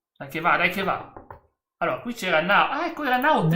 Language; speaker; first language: Italian; native; Italian